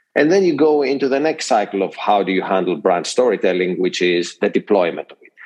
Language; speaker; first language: English; non-native, fluent; Greek